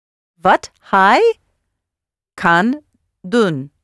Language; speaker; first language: Dutch; non-native, learner; English